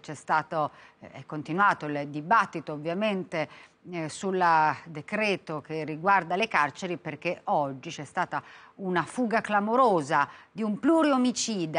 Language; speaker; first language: Italian; native; Italian